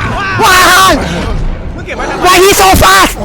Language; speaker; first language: English; non-native, learner; Arabic